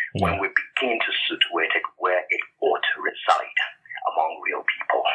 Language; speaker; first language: English; non-native, local second language; Yoruba